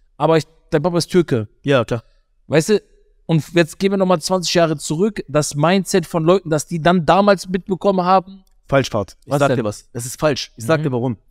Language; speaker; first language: German; native; German